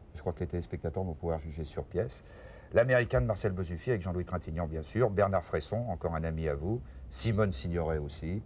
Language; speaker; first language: French; native; French